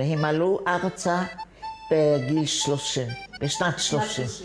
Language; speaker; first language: Hebrew; non-native, fluent; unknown